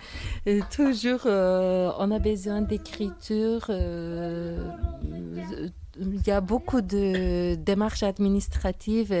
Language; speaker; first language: French; non-native, fluent; Turkish